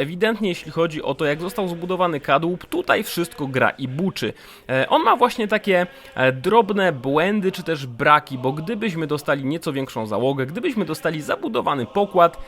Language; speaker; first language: Polish; native; Polish